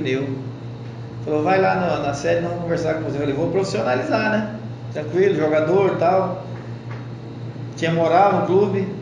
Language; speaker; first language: Portuguese; native; Portuguese